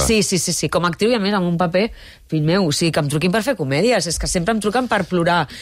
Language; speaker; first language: Catalan; non-native, local second language; Spanish